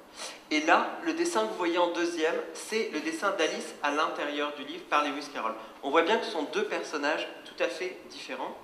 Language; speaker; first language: French; native; French